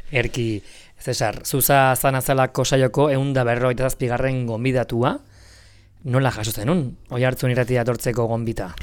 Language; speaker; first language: Basque; native; Basque